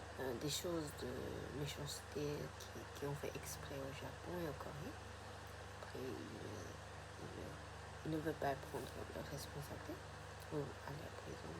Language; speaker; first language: French; non-native, fluent; Japanese